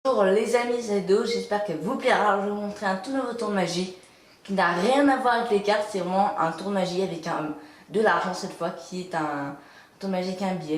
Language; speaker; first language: French; native; French